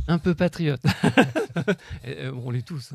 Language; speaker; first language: French; native; French